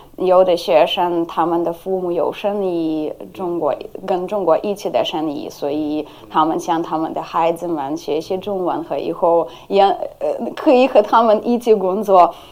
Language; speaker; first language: Chinese; non-native, fluent; Ukrainian